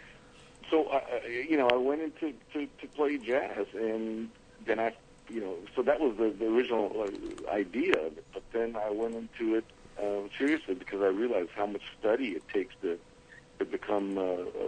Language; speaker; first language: English; native; English